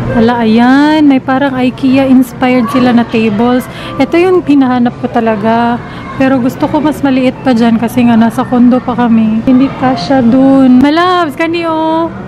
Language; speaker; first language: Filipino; non-native, local second language; Cebuano